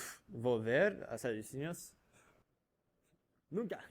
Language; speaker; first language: Spanish; non-native, learner; English